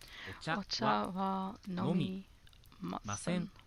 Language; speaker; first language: Japanese; non-native, learner; English